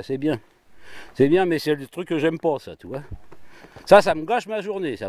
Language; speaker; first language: French; native; French